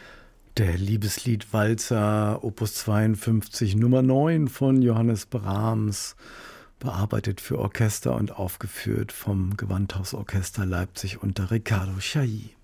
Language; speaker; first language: German; native; German